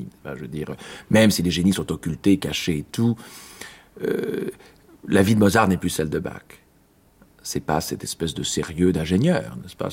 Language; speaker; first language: French; native; French